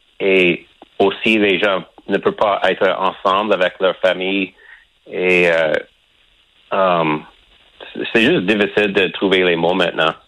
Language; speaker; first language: French; non-native, local second language; English